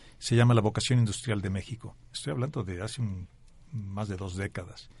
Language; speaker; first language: Spanish; native; Spanish